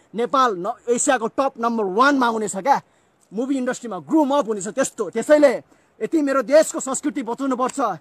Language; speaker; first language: Nepali; native; Nepali